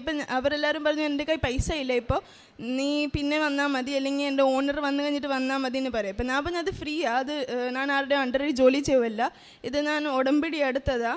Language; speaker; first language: Malayalam; early bilingual, heritage; Malayalam